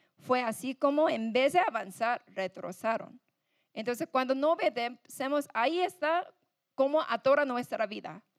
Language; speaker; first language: Spanish; non-native, fluent; English